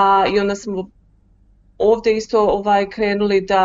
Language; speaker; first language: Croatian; early bilingual, heritage; Croatian